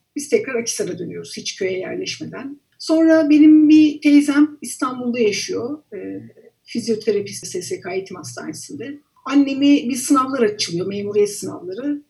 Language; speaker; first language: Turkish; native; Turkish